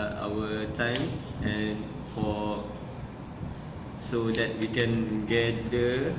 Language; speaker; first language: English; non-native, local second language; Malay